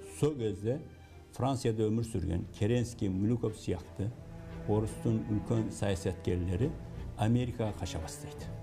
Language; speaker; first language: Kazakh; early bilingual, heritage; Kazakh